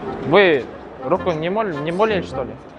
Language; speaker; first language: Russian; non-native, local second language; Kazakh